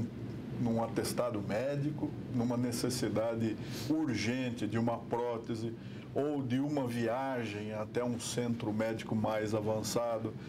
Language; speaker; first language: Portuguese; native; Portuguese